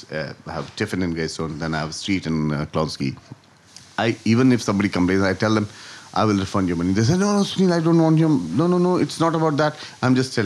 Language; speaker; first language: English; non-native, local second language; Hindi